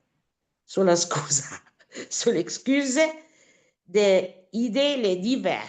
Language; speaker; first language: French; non-native, fluent; Italian